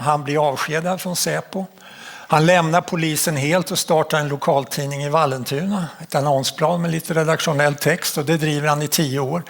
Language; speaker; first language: Swedish; native; Swedish